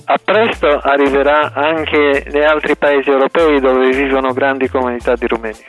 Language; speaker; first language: Italian; non-native, fluent; Romanian